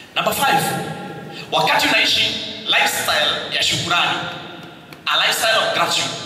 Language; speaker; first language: Swahili; non-native, local second language; Kikuyu